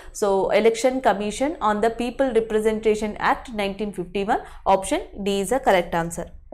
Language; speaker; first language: English; non-native, local second language; Telugu